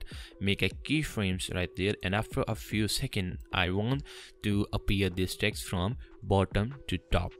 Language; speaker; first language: English; non-native, fluent; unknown